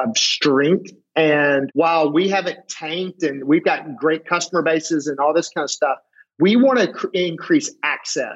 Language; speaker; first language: English; native; English